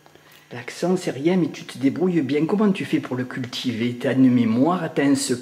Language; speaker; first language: French; native; French